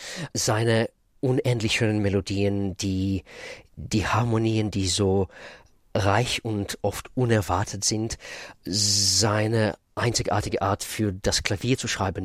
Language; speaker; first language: German; non-native, fluent; Russian